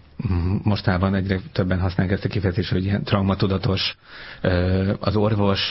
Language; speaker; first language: Hungarian; native; Hungarian